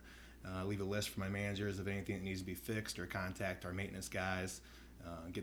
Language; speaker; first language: English; native; English